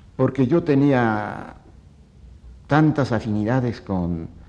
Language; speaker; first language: Spanish; early bilingual, other home language; Polish